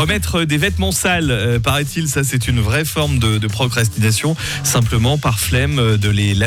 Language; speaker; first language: French; native; French